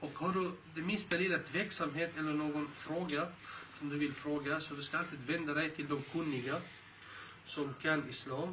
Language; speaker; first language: Swedish; early bilingual, other home language; Arabic